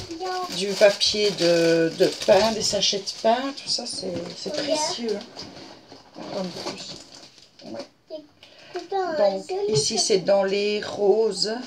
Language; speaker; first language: French; native; French